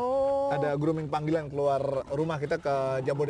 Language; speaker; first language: Indonesian; native; Indonesian